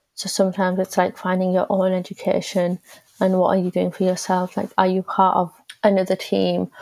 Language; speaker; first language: English; native; English